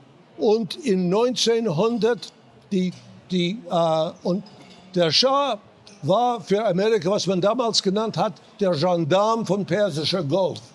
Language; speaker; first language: German; non-native, fluent; English